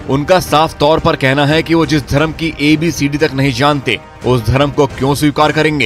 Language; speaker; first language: Hindi; native; Hindi